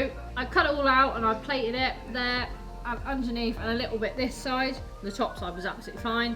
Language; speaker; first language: English; native; English